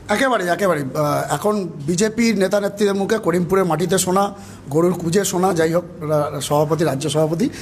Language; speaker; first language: Bangla; native; Bangla